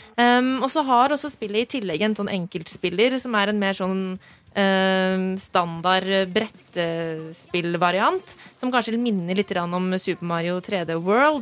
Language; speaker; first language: Norwegian; native; Norwegian